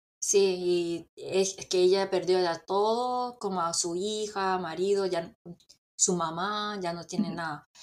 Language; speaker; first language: Spanish; non-native, fluent; Korean